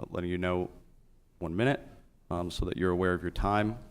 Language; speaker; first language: English; native; English